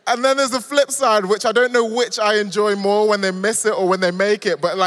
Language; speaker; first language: English; native; English